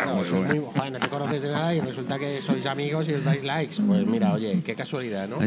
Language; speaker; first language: Spanish; native; Spanish